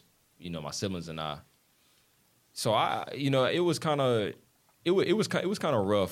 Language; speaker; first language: English; native; English